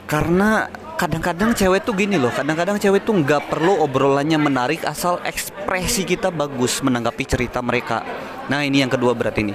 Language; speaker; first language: Indonesian; native; Indonesian